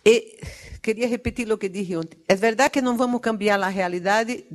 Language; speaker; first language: Portuguese; non-native, learner; Spanish